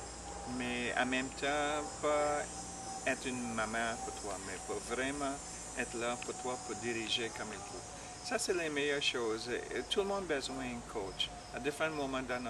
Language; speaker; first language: French; non-native, learner; English